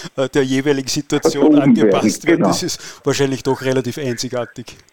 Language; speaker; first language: German; non-native, fluent; Czech